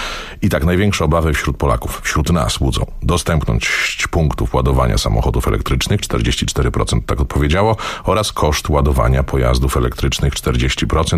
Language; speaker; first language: Polish; native; Polish